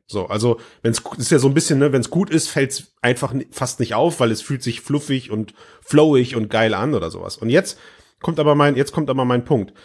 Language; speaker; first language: German; native; German